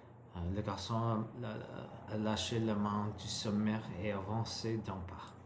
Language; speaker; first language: French; non-native, learner; English